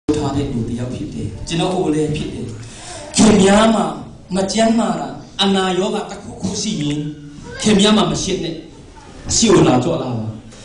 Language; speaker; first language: Burmese; non-native, local second language; Tedim Chin